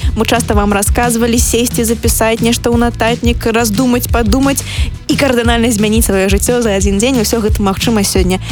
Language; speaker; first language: Belarusian; non-native, local second language; Russian